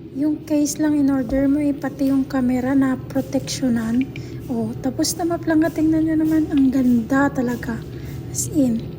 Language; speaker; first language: Filipino; non-native, local second language; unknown